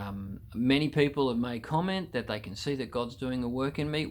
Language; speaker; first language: English; native; English